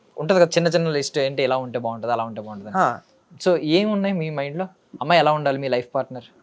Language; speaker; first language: Telugu; native; Telugu